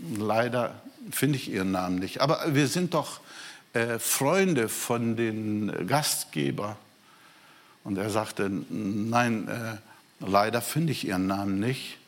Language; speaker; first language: German; non-native, fluent; Portuguese